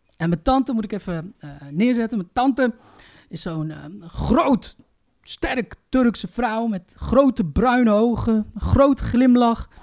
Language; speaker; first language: Dutch; early bilingual, other home language; Turkish